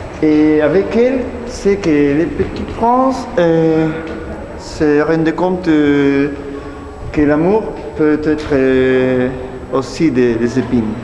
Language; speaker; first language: French; non-native, learner; Spanish